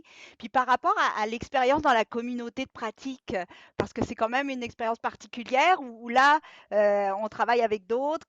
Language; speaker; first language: French; native; French